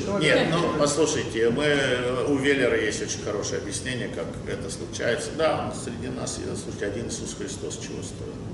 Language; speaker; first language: Russian; early bilingual, other home language; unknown